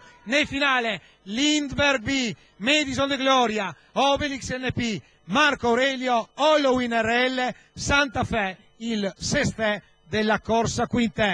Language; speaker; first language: Italian; native; Italian